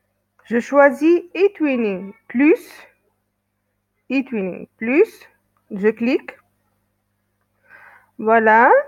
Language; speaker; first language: French; non-native, local second language; Arabic